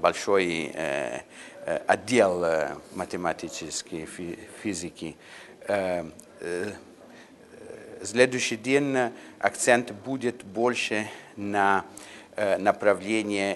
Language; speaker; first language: Russian; non-native, learner; Italian